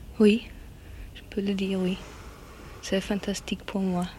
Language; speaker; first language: French; non-native, learner; German